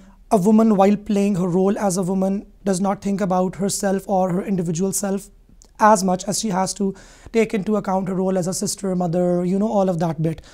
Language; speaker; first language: English; non-native, local second language; Hindi